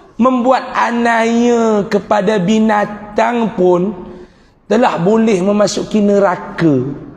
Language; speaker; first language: Malay; native; Malay